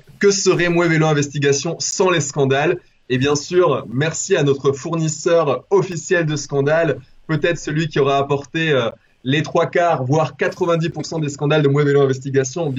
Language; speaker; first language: French; early bilingual, other home language; Spanish